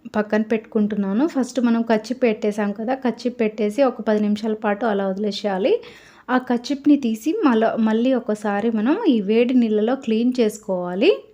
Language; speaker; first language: Telugu; native; Telugu